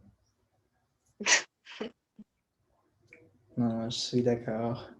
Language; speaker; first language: French; non-native, learner; English